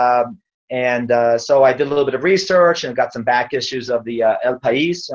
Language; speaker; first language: English; native; English